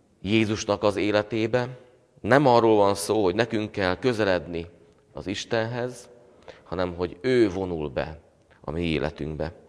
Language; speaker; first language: Hungarian; native; Hungarian